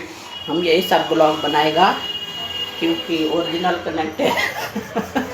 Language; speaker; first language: Hindi; non-native, local second language; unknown